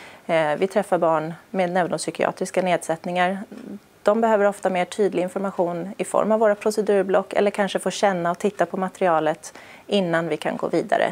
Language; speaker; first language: Swedish; native; Swedish